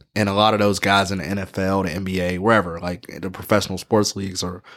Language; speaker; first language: English; native; English